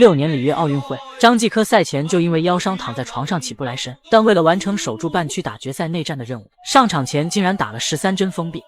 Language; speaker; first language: Chinese; native; Chinese